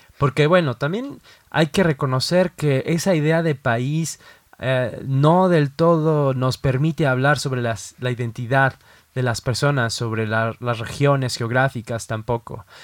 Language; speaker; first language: Spanish; native; Spanish